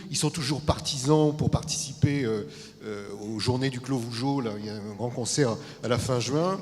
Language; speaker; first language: French; native; French